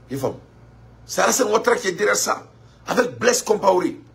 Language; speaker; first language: French; non-native, local second language; Bambara